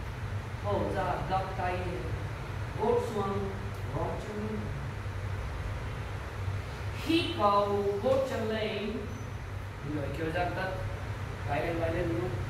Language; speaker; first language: Vietnamese; non-native, learner; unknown